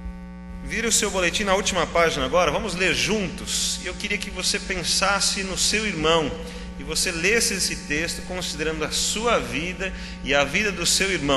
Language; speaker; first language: Portuguese; native; Portuguese